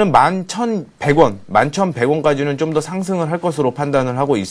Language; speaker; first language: Korean; native; Korean